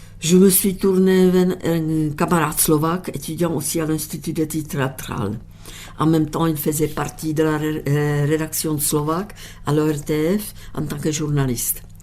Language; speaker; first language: French; non-native, fluent; Czech